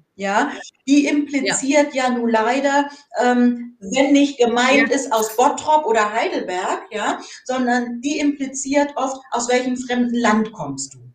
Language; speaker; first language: German; native; German